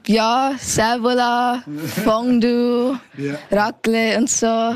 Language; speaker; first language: German; early bilingual, heritage; Thai